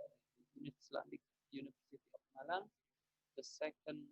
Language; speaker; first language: English; non-native, learner; Indonesian